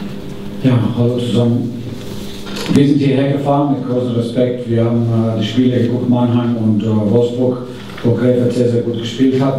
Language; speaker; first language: German; non-native, fluent; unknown